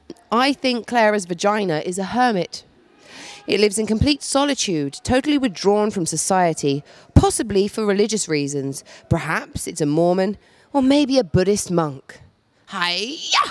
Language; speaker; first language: English; native; English